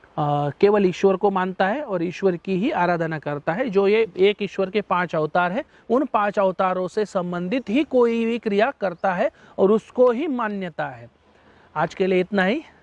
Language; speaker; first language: Hindi; non-native, local second language; Marathi